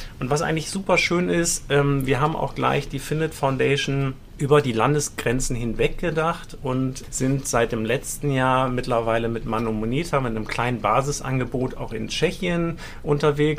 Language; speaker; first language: German; native; German